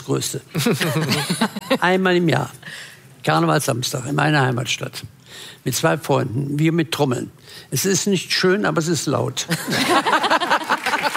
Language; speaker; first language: German; native; German